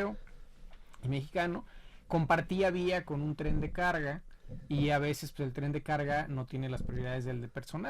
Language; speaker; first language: Spanish; native; Spanish